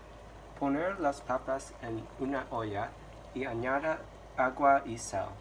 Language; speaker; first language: Spanish; non-native, learner; English